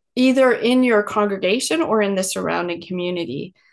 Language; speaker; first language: English; native; English